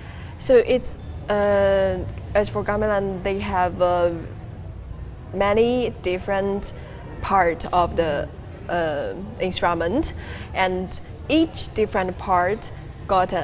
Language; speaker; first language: English; non-native, learner; Chinese